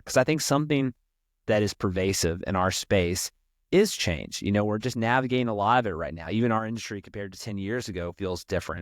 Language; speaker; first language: English; native; English